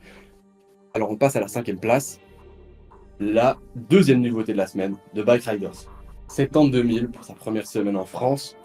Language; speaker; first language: French; native; French